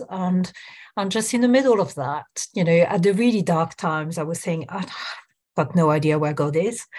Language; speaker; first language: English; non-native, fluent; French